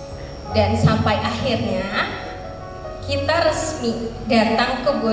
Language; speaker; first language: Indonesian; native; Indonesian